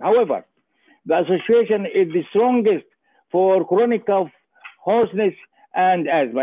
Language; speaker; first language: English; non-native, fluent; Arabic